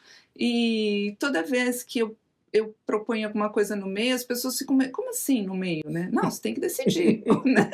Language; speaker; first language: Portuguese; native; Portuguese